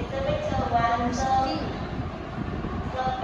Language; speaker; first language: English; non-native, learner; Vietnamese